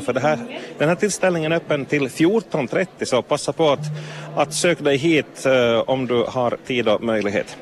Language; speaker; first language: Swedish; native; Swedish